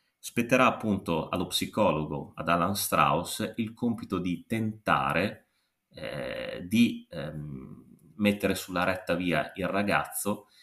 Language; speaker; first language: Italian; native; Italian